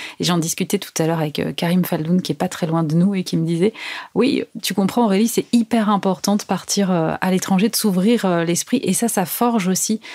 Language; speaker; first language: French; native; French